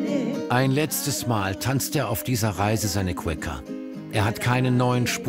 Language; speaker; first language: German; native; German